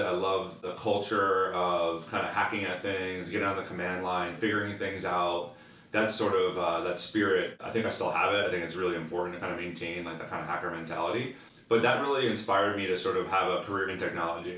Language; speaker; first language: English; native; English